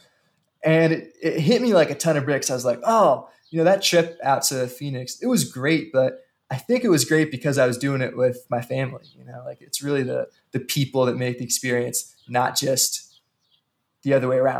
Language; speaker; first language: English; native; English